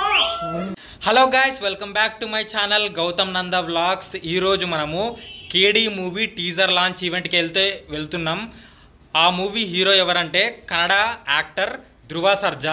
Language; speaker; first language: Telugu; native; Telugu